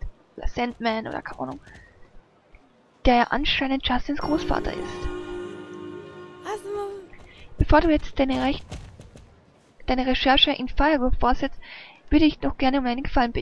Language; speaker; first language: German; native; German